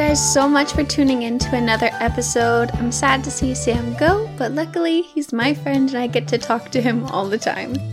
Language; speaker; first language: English; native; English